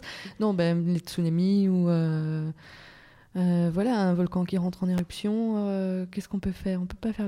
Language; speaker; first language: French; native; French